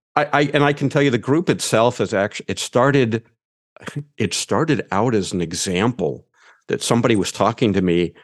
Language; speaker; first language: English; native; English